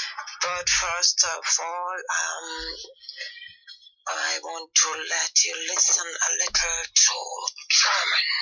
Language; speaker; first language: English; non-native, fluent; German